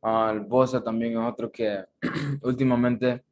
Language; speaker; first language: Spanish; native; Spanish